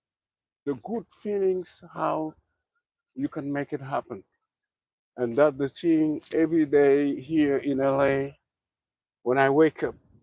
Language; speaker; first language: English; non-native, learner; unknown